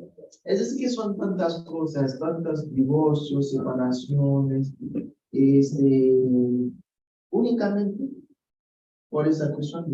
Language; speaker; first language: Spanish; non-native, fluent; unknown